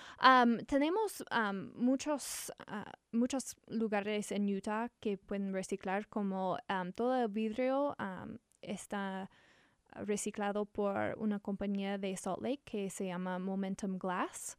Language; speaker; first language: Spanish; non-native, learner; English